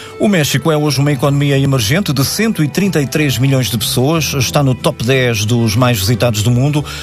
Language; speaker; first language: Portuguese; native; Portuguese